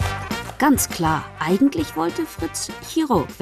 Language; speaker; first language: German; native; German